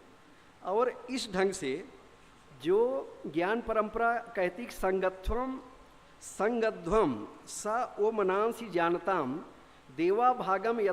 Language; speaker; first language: Hindi; native; Hindi